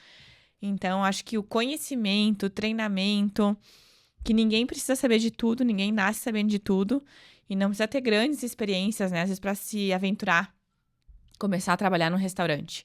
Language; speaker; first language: Portuguese; native; Portuguese